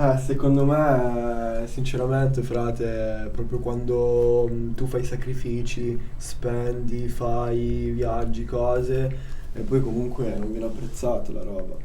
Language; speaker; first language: Italian; early bilingual, other home language; Albanian